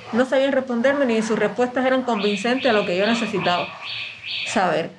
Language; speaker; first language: Spanish; native; Spanish